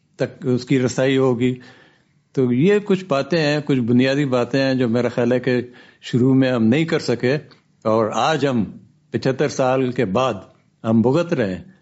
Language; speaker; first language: Urdu; non-native, local second language; Baluchi